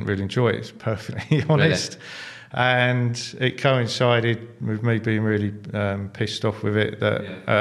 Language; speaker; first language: English; native; English